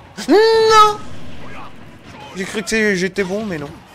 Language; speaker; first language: French; native; French